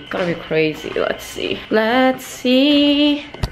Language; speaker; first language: English; non-native, fluent; Korean